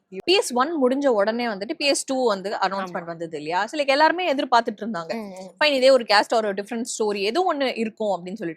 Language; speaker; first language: Tamil; native; Tamil